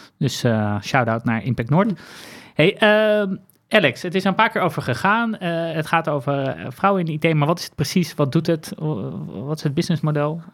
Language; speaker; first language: Dutch; native; Dutch